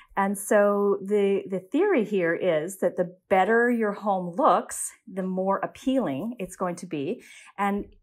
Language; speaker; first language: English; native; English